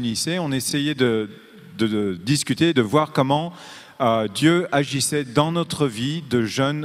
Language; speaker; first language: French; native; French